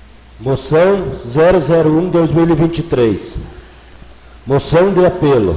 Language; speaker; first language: Portuguese; native; Portuguese